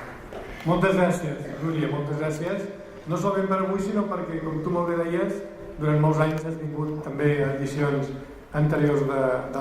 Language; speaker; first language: Catalan; native; Catalan